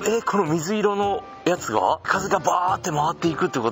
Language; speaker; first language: Japanese; native; Japanese